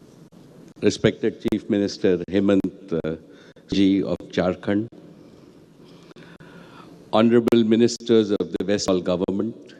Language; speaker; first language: English; non-native, local second language; Gujarati